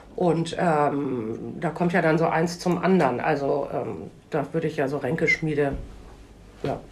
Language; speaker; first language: German; native; German